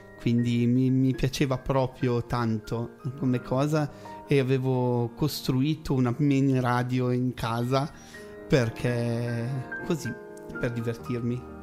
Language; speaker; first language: Italian; native; Italian